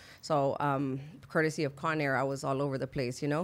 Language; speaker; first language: English; early bilingual, other home language; Spanish